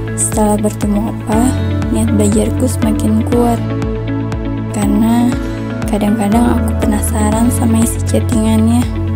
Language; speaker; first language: Indonesian; native; Indonesian